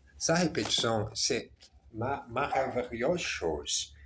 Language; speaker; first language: French; non-native, learner; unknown